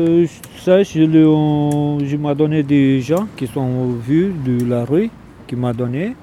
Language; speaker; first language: French; non-native, learner; Romanian